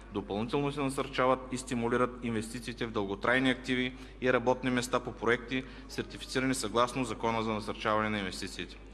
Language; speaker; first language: Bulgarian; non-native, local second language; Turkish